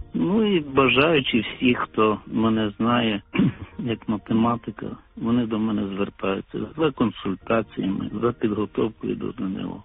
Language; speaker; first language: Ukrainian; native; Ukrainian